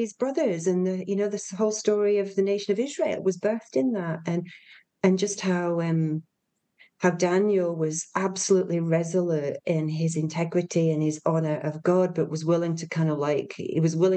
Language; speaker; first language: English; native; English